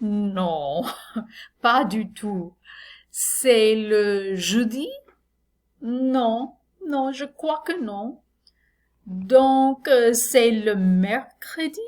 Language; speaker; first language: French; non-native, fluent; English